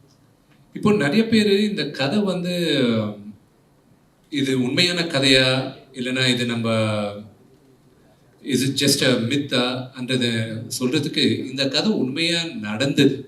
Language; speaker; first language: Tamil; non-native, local second language; Telugu